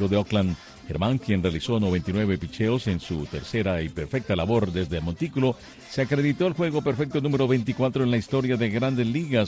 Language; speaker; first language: Spanish; native; Spanish